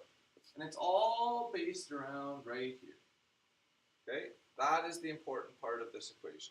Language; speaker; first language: English; native; English